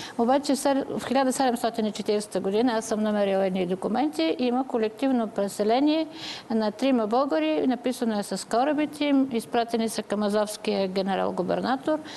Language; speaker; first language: Bulgarian; native; Bulgarian